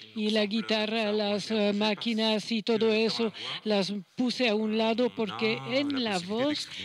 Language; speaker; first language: Spanish; non-native, fluent; Arabic